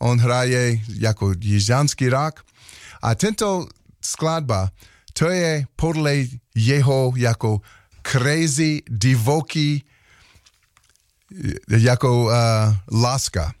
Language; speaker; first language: Czech; non-native, learner; English